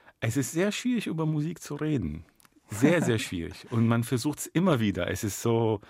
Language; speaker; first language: German; non-native, fluent; Arabic